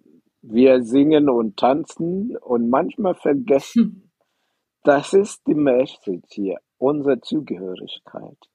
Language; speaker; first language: German; non-native, fluent; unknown